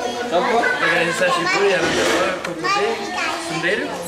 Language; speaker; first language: Japanese; non-native, learner; French